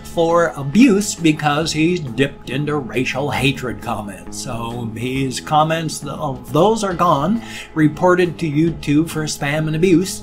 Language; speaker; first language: English; native; English